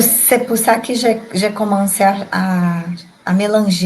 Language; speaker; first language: French; non-native, learner; Portuguese